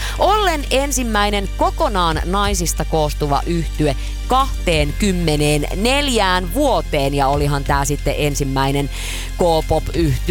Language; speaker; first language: Finnish; native; Finnish